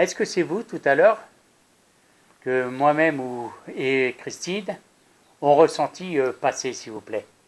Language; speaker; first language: French; native; French